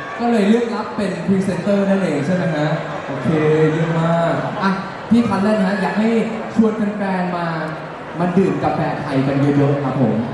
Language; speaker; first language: Thai; native; Thai